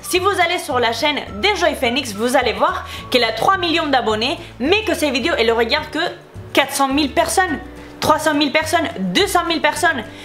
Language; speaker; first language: French; non-native, fluent; Spanish